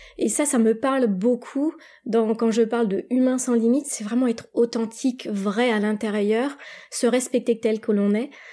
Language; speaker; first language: French; native; French